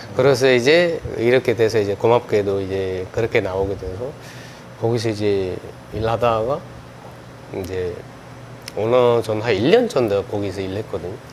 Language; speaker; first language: Korean; non-native, fluent; Sinhala